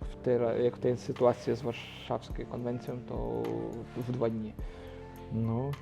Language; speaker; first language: Polish; non-native, local second language; Ukrainian